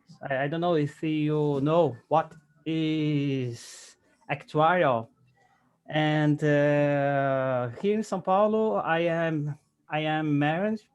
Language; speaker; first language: English; non-native, learner; Portuguese